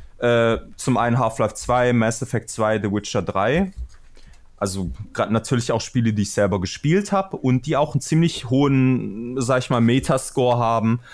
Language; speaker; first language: German; early bilingual, other home language; Albanian